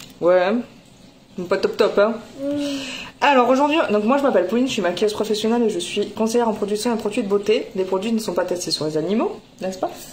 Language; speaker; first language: French; native; French